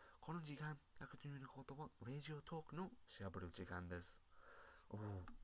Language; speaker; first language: Japanese; non-native, learner; English